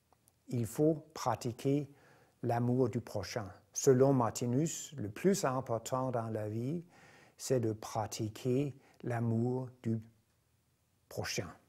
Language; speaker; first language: French; non-native, fluent; Danish